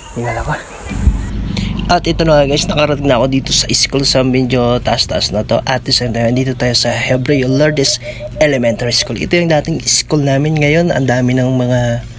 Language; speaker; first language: Filipino; non-native, local second language; Bikol